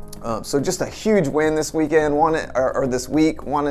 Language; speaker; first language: English; native; English